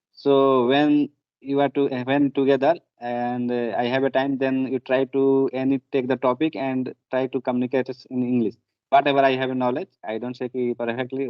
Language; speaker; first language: English; non-native, learner; Hindi